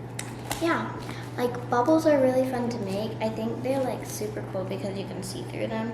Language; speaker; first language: English; native; English